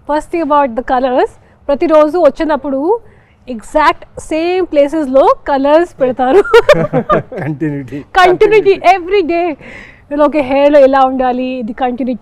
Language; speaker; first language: Telugu; non-native, fluent; Hindi